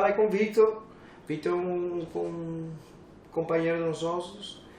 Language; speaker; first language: Portuguese; non-native, learner; English